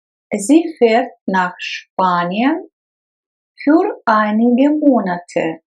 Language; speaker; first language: German; non-native, fluent; Russian